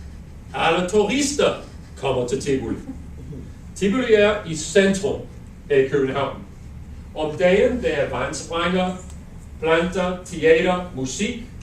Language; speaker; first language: Danish; non-native, learner; English